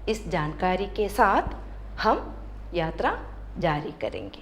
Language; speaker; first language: Hindi; non-native, local second language; Malayalam